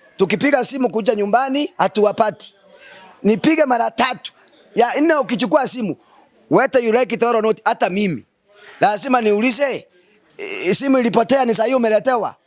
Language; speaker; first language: Swahili; non-native, local second language; Gusii